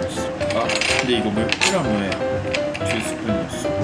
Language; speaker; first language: Korean; non-native, learner; Japanese